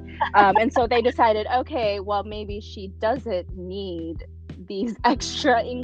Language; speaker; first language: English; early bilingual, other home language; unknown